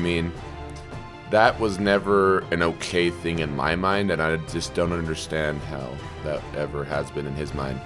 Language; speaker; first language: English; native; English